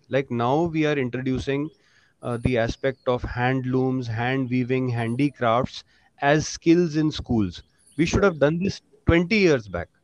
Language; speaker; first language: English; non-native, local second language; Punjabi